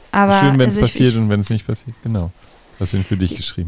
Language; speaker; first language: German; native; German